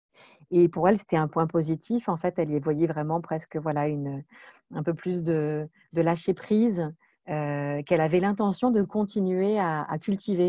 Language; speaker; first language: French; native; French